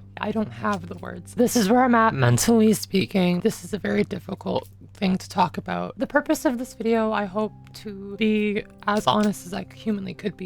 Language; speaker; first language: English; native; English